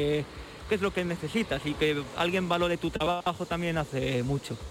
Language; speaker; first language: Spanish; native; Spanish